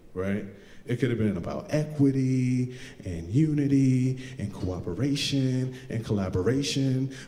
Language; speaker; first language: English; native; English